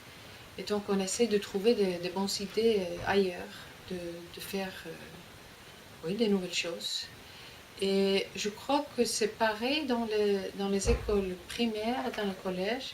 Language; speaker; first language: French; non-native, fluent; Icelandic